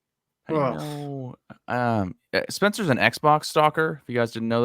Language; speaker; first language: English; native; English